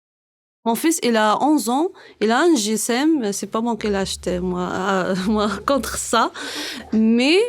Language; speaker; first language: French; non-native, learner; Arabic